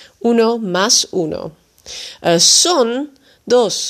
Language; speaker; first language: Spanish; non-native, fluent; Dutch